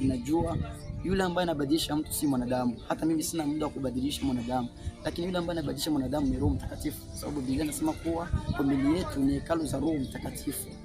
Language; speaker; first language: Swahili; non-native, local second language; Rundi